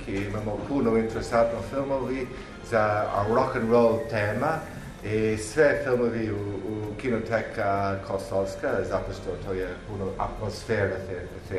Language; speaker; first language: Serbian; non-native, learner; English